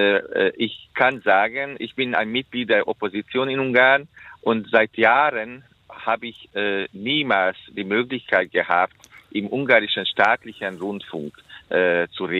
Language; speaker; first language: German; non-native, fluent; Hungarian